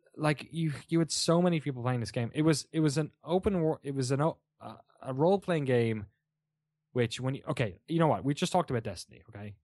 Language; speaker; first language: English; native; English